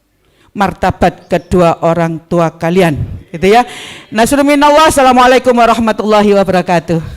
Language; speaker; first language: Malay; non-native, local second language; Javanese